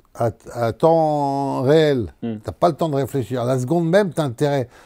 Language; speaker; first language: French; native; French